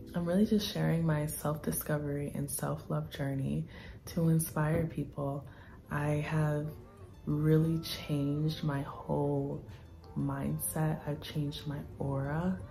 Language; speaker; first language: English; native; English